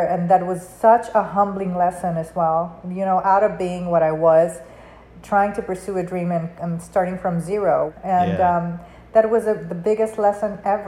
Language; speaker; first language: English; non-native, fluent; Spanish